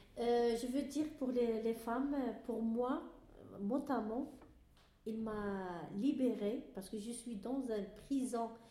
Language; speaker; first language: French; non-native, learner; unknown